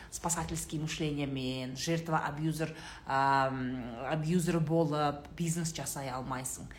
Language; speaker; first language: Russian; non-native, local second language; Kazakh